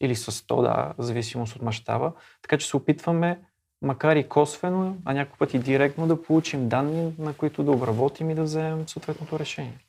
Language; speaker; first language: Bulgarian; native; Bulgarian